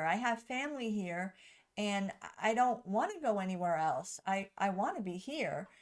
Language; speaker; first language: English; native; English